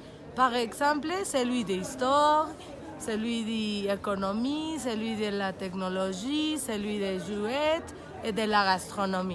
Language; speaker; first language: French; non-native, learner; Spanish